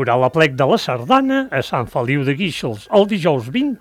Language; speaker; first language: Catalan; native; Catalan